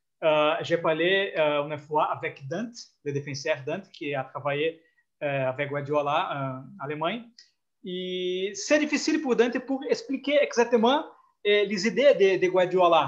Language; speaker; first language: French; non-native, fluent; Portuguese